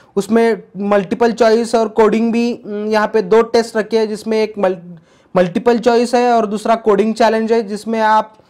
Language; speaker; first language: Hindi; non-native, local second language; Marathi